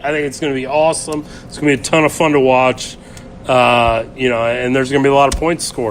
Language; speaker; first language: English; native; English